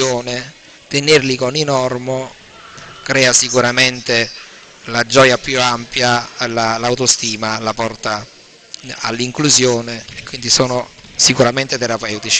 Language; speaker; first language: Italian; native; Italian